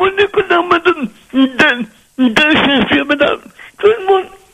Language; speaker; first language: French; non-native, local second language; Réunion Creole French